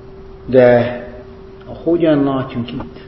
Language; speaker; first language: Hungarian; non-native, fluent; English